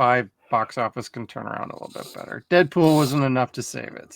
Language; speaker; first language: English; native; English